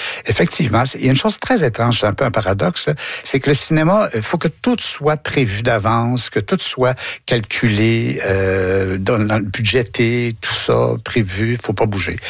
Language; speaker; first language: French; native; French